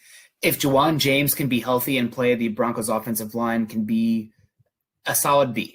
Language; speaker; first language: English; native; English